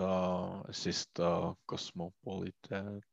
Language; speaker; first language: German; non-native, learner; Czech